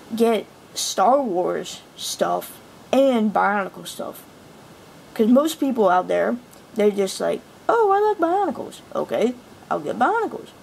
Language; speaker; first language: English; native; English